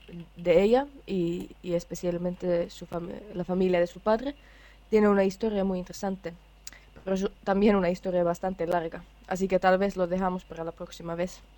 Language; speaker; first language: Spanish; non-native, fluent; Finnish